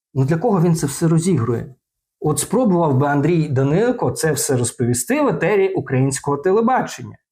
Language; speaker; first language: Ukrainian; non-native, local second language; Russian